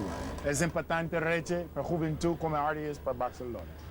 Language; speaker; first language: Spanish; non-native, learner; English